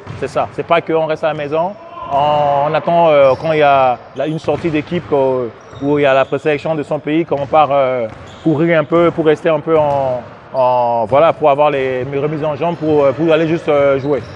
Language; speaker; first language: French; non-native, local second language; Sango